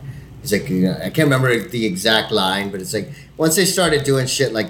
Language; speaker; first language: English; non-native, fluent; Spanish